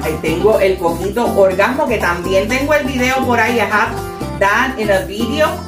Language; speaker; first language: Spanish; native; Spanish